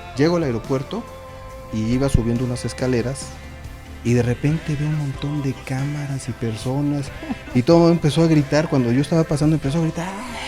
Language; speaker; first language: Spanish; native; Spanish